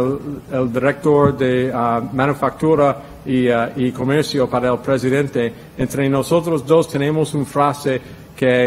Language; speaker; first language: Spanish; non-native, fluent; English